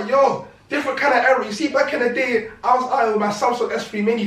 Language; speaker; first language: English; native; English